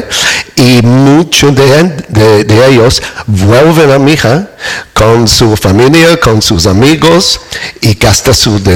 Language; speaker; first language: Spanish; non-native, learner; English